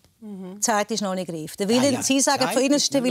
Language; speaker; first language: German; native; German